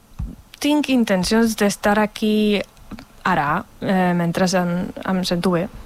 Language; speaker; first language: Catalan; non-native, fluent; German